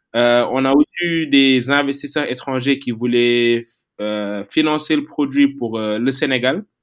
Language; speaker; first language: French; non-native, local second language; Wolof